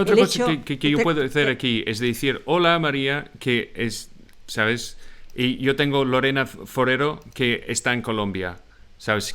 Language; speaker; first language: Spanish; non-native, fluent; English